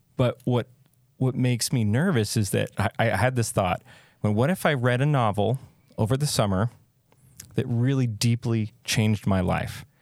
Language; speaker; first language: English; native; English